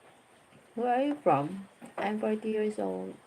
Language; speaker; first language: English; non-native, learner; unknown